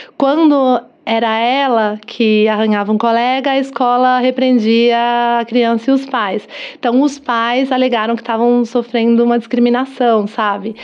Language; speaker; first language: Portuguese; native; Portuguese